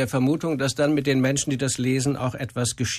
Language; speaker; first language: German; native; German